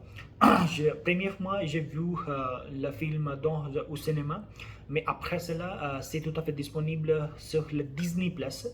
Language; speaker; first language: French; non-native, learner; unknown